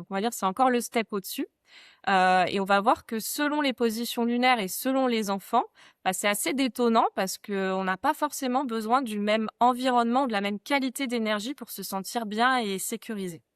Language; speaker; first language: French; native; French